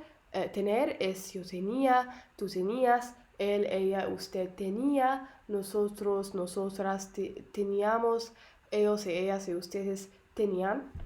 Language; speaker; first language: Spanish; non-native, learner; Arabic